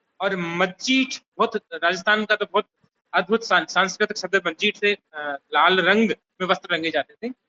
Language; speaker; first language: Hindi; native; Hindi